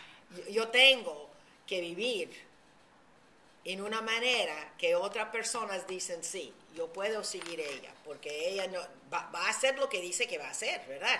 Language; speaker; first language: Spanish; early bilingual, heritage; Spanish